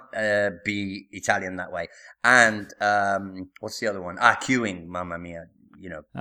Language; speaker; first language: English; native; English